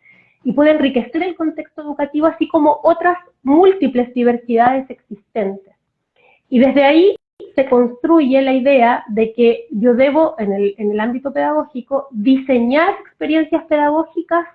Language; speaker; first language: Spanish; native; Spanish